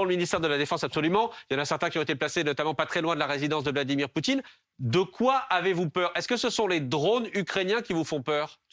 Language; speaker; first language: French; native; French